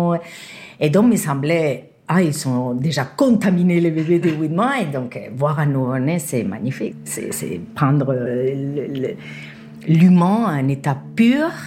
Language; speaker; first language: French; non-native, fluent; Spanish